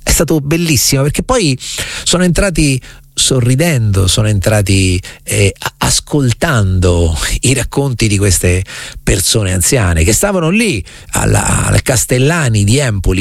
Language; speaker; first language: Italian; native; Italian